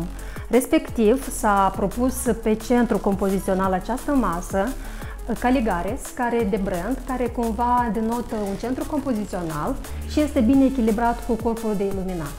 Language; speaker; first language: Romanian; native; Romanian